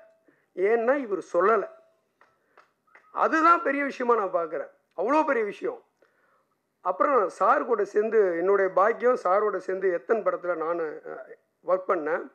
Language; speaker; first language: Tamil; native; Tamil